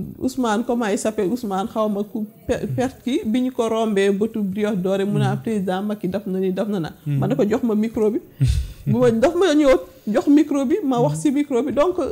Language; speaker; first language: Wolof; non-native, local second language; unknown